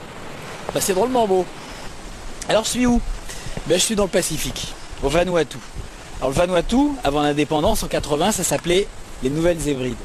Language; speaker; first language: French; native; French